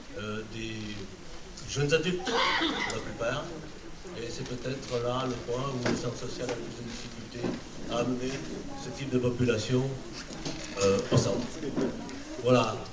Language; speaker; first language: French; native; French